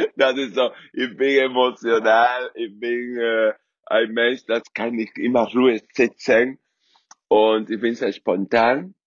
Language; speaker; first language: German; non-native, fluent; Spanish